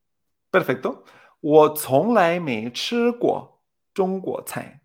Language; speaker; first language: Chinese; non-native, fluent; Spanish